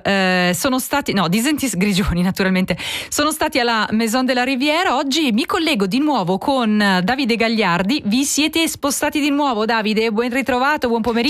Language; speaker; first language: Italian; native; Italian